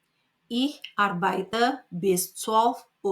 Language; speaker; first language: German; non-native, fluent; Indonesian